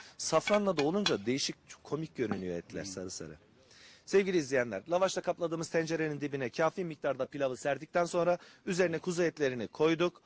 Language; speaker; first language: Turkish; native; Turkish